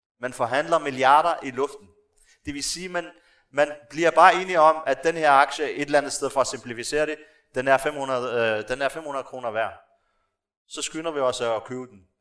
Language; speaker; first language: Danish; non-native, local second language; Arabic